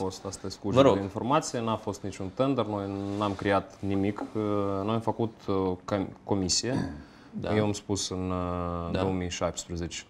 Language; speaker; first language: Romanian; non-native, local second language; Russian